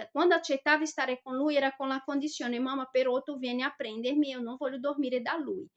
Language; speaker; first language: Italian; non-native, fluent; Portuguese